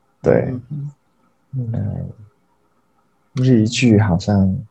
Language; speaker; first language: Chinese; non-native, learner; Japanese